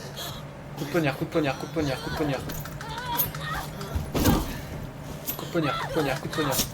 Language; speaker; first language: French; native; French